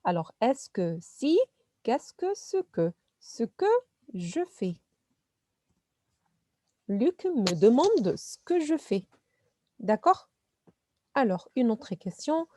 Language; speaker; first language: French; non-native, fluent; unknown